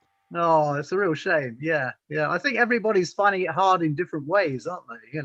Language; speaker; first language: English; native; English